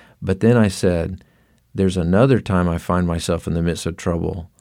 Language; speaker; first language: English; native; English